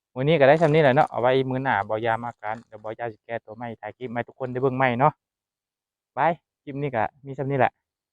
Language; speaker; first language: Thai; native; Thai